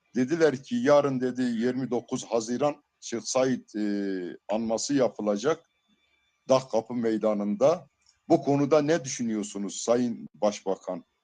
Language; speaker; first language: Turkish; non-native, local second language; Zaza